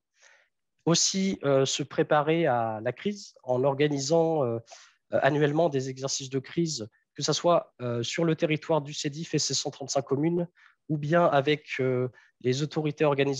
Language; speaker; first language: French; native; French